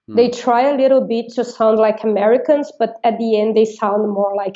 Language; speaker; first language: English; non-native, fluent; Portuguese